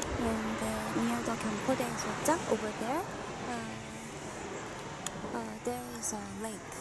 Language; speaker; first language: English; non-native, learner; Korean